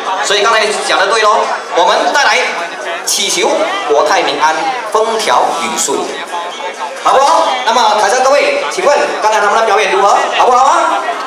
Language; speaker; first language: Chinese; native; Chinese